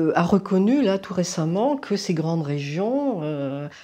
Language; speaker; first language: French; native; French